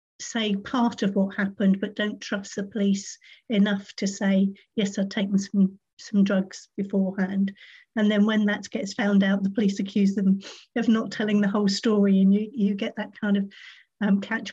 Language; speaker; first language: English; native; English